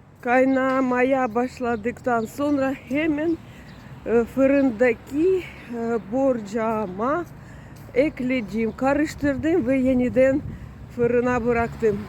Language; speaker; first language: Turkish; non-native, learner; Russian